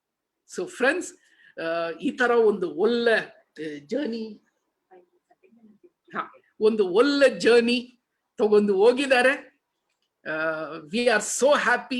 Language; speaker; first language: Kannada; non-native, learner; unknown